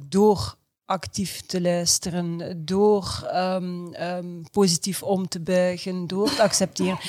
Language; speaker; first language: Dutch; native; Dutch